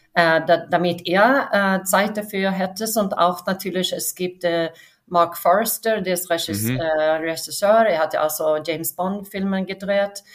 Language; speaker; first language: German; non-native, fluent; Swedish